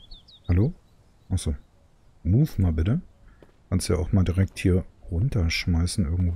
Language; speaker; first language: German; native; German